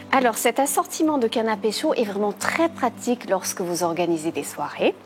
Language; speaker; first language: French; native; French